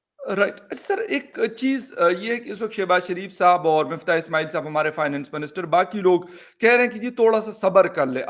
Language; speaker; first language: Urdu; non-native, local second language; Pashto